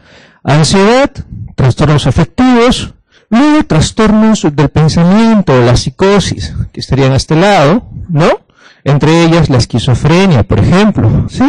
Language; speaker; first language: Spanish; native; Spanish